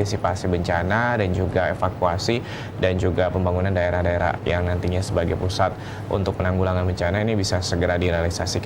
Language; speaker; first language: Indonesian; native; Indonesian